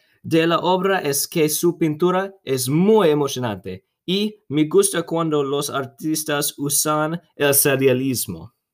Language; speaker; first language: Spanish; non-native, learner; English